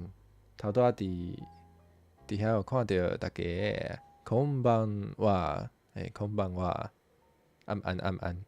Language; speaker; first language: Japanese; non-native, learner; Min Nan Chinese